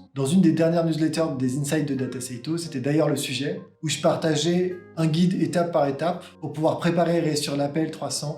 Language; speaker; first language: French; native; French